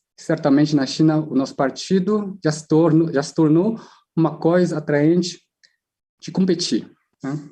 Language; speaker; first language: Portuguese; non-native, fluent; Chinese